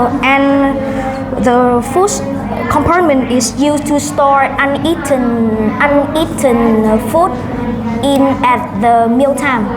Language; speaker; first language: English; non-native, learner; Vietnamese